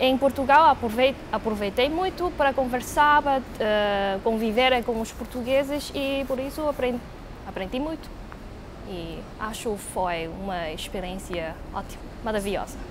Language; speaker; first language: Portuguese; non-native, fluent; Cantonese